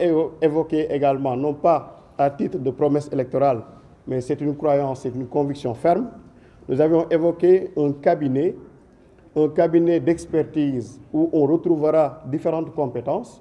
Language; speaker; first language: French; non-native, local second language; Wolof